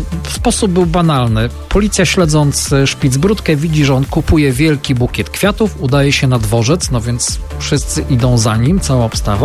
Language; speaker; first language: Polish; native; Polish